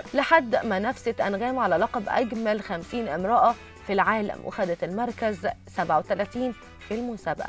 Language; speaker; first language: Arabic; native; Arabic